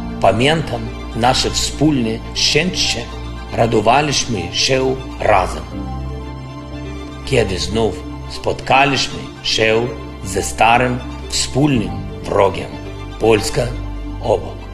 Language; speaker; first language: Polish; non-native, learner; Ukrainian